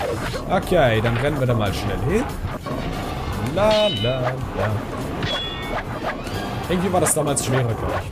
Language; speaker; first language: German; native; German